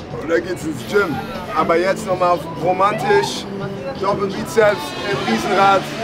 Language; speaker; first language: German; native; German